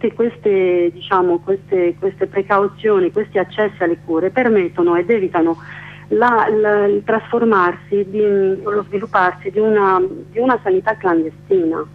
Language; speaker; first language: Italian; non-native, fluent; French